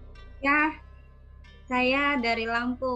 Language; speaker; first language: Indonesian; native; Indonesian